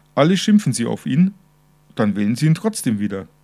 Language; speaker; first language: German; native; German